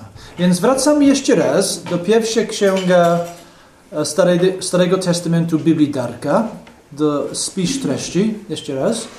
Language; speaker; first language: Polish; non-native, fluent; English